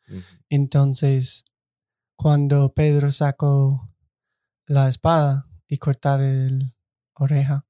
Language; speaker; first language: Spanish; non-native, fluent; English